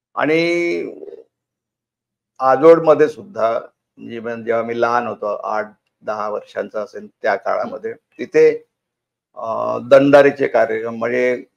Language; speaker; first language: Marathi; native; Marathi